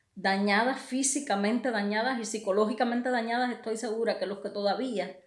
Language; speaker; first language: Spanish; native; Spanish